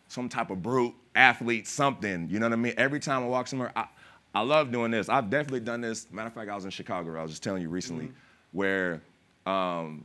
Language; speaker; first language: English; native; English